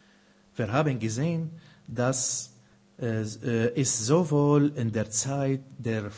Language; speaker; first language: German; non-native, fluent; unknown